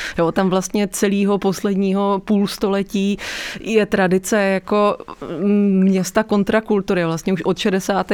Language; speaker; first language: Czech; native; Czech